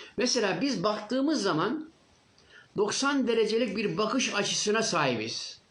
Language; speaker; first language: Turkish; native; Turkish